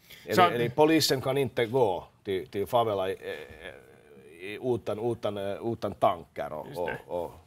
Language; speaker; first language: Swedish; non-native, local second language; Finnish